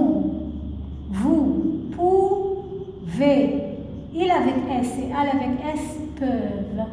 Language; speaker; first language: French; non-native, fluent; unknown